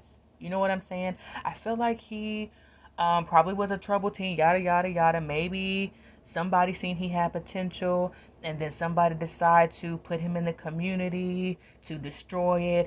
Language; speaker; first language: English; native; English